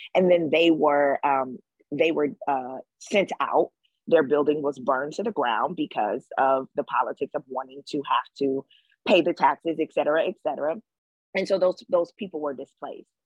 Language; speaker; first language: English; native; English